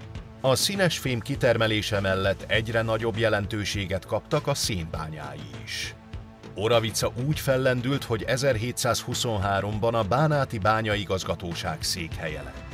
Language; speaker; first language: Hungarian; native; Hungarian